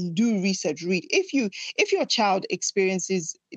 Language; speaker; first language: English; non-native, local second language; Yoruba